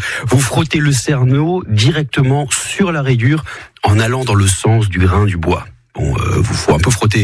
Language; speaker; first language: French; native; French